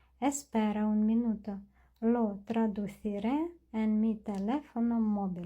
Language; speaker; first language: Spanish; non-native, learner; Ukrainian